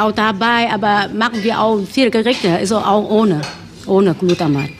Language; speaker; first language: German; non-native, learner; Vietnamese